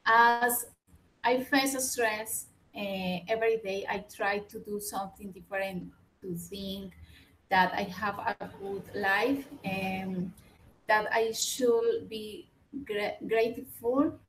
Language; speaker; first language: English; non-native, learner; Spanish